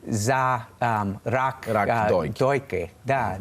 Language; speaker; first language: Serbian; non-native, learner; English